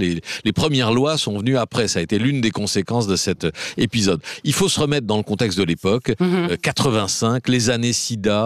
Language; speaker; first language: French; native; French